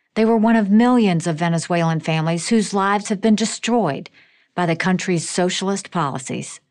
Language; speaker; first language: English; native; English